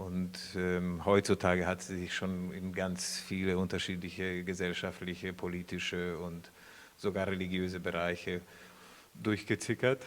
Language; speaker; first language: German; non-native, fluent; Spanish